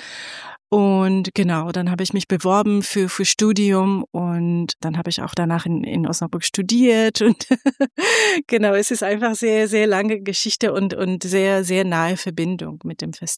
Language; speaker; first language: German; non-native, fluent; Persian